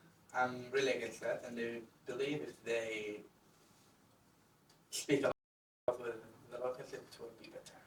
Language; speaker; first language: English; non-native, fluent; Arabic